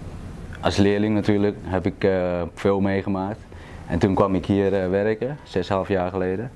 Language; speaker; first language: Dutch; non-native, fluent; Thai